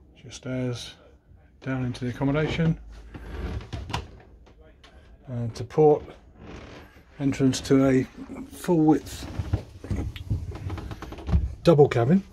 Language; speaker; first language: English; native; English